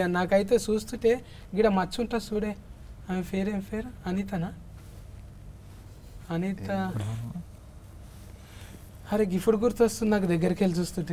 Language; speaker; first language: Telugu; native; Telugu